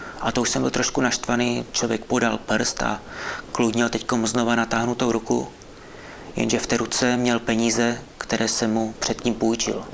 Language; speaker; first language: Czech; native; Czech